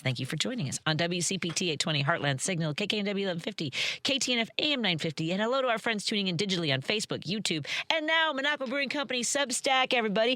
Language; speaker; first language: English; native; English